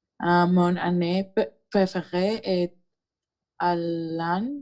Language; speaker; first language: French; non-native, learner; Spanish